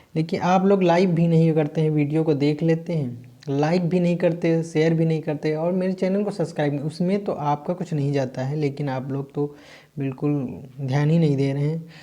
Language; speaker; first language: Hindi; native; Hindi